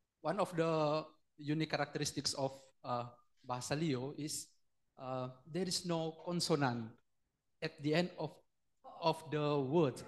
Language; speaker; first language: English; non-native, learner; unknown